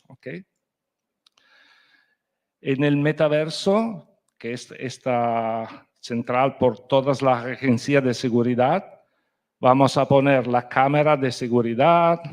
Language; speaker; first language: Spanish; non-native, fluent; Italian